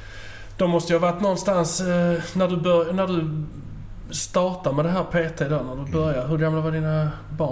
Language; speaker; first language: Swedish; native; Swedish